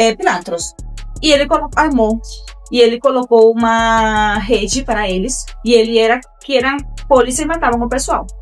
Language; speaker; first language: Portuguese; non-native, fluent; Spanish